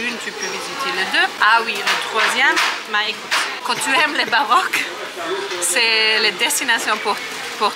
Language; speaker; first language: French; non-native, learner; Italian